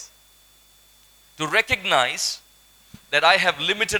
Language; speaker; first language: English; non-native, local second language; Malayalam